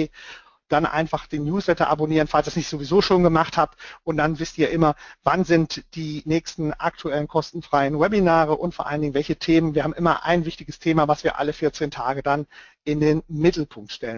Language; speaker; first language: German; native; German